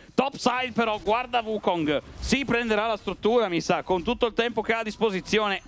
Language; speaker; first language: Italian; native; Italian